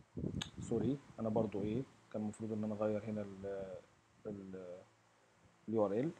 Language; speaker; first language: Arabic; native; Arabic